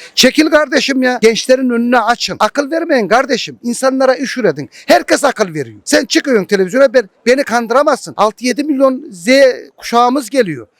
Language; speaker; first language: Turkish; early bilingual, heritage; Turkish